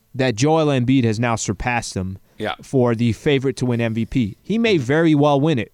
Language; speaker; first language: English; native; English